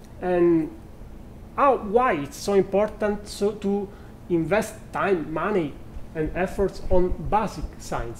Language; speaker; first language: English; non-native, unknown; Italian